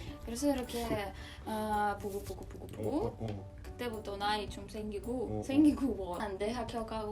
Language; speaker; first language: Korean; non-native, learner; Russian